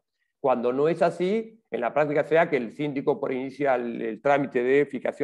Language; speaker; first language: Spanish; native; Spanish